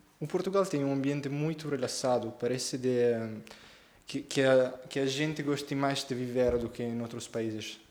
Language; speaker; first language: Portuguese; non-native, learner; Italian